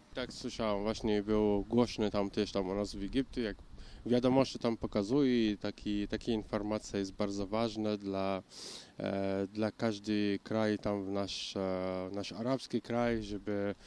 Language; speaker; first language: Polish; non-native, learner; Arabic